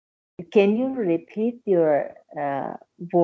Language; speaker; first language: English; non-native, learner; Persian